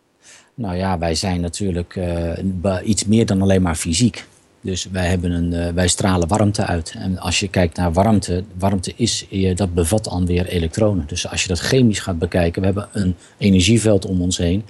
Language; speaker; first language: Dutch; native; Dutch